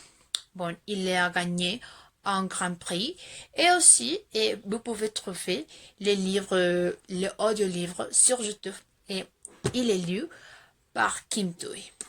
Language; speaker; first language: French; non-native, fluent; Spanish